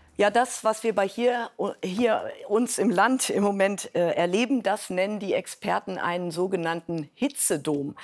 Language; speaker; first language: German; native; German